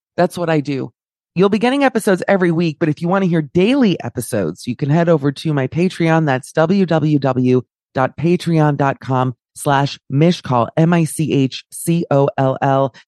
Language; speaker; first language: English; native; English